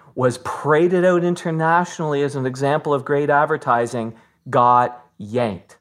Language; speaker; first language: English; native; English